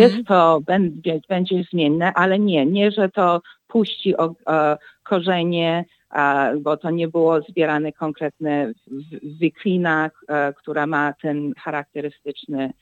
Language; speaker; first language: Polish; early bilingual, heritage; Polish